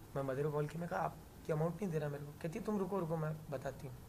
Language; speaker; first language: Hindi; native; Hindi